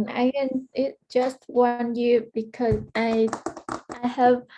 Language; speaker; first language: English; early bilingual, heritage; Vietnamese